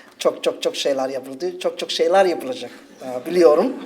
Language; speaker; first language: Turkish; non-native, fluent; Somali